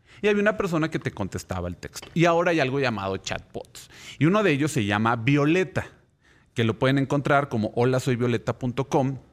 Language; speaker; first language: Spanish; native; Spanish